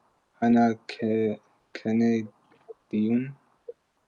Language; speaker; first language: Arabic; non-native, learner; English